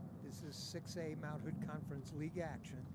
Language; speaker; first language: English; native; English